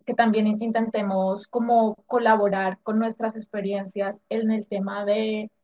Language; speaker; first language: Spanish; native; Spanish